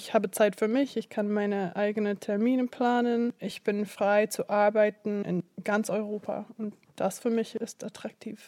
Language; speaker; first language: German; non-native, fluent; English